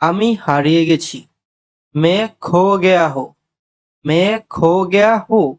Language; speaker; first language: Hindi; non-native, fluent; Bangla